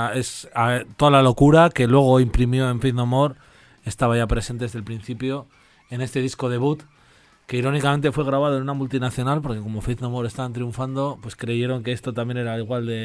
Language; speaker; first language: Spanish; native; Spanish